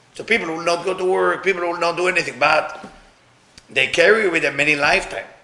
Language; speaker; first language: English; non-native, fluent; Hebrew